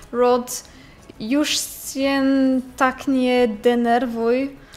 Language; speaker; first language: Polish; non-native, learner; French